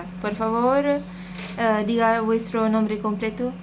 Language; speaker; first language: Spanish; early bilingual, other home language; Romanian